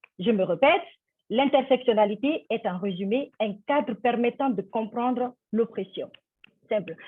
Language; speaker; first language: French; non-native, local second language; Fula